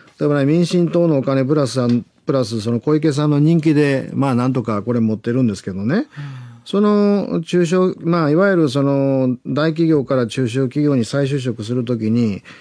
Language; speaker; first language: Japanese; native; Japanese